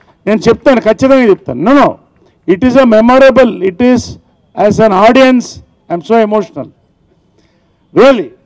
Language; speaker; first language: Telugu; native; Telugu